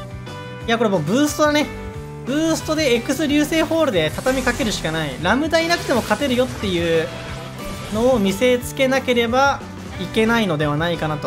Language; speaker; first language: Japanese; native; Japanese